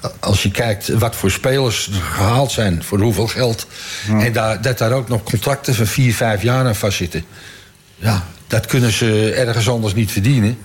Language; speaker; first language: Dutch; native; Dutch